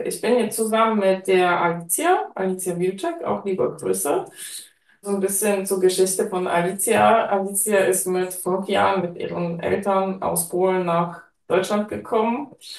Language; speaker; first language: German; non-native, fluent; Polish